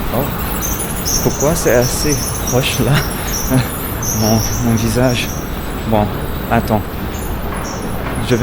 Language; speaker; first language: French; non-native, fluent; English